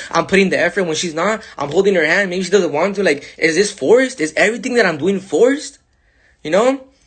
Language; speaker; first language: English; early bilingual, other home language; Spanish